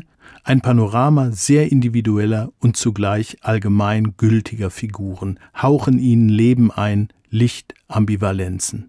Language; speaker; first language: German; native; German